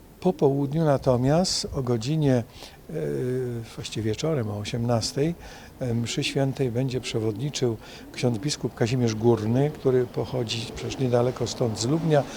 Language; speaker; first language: Polish; native; Polish